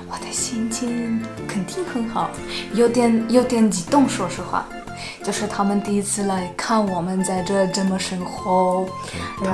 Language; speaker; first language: Chinese; non-native, fluent; Russian